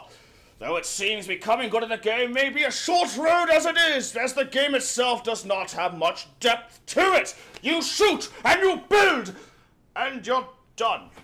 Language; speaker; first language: English; native; English